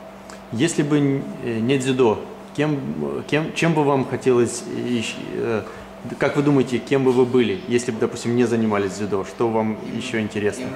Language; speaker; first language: Russian; native; Russian